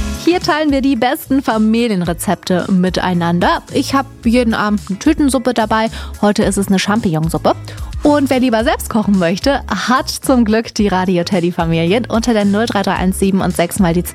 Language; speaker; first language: German; native; German